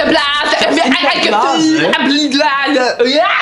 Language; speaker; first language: German; non-native, learner; English